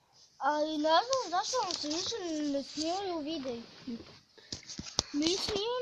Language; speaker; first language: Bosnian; early bilingual, heritage; Bosnian